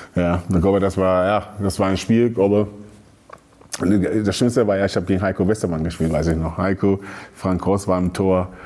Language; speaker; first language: German; early bilingual, other home language; Akan